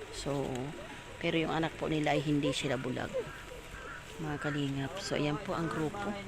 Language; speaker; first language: Filipino; non-native, local second language; Cebuano